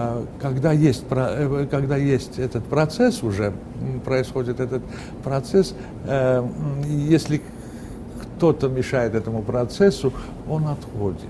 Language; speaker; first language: Russian; non-native, fluent; Armenian